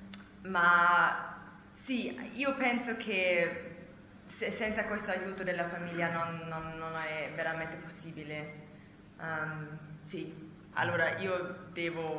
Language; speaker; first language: Italian; non-native, learner; German